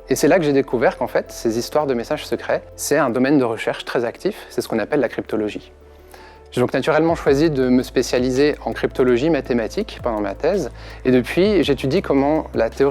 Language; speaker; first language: French; native; French